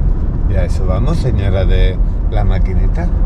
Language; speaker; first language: Spanish; native; Spanish